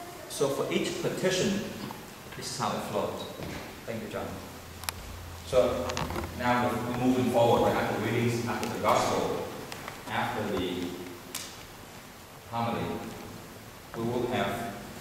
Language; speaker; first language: English; non-native, fluent; Vietnamese